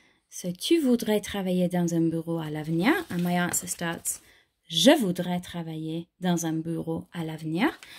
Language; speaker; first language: French; non-native, fluent; English